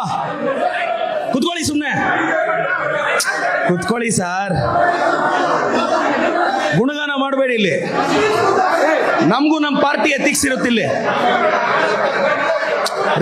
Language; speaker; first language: Kannada; native; Kannada